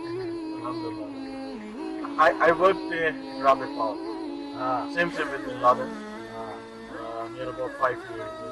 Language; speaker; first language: English; non-native, fluent; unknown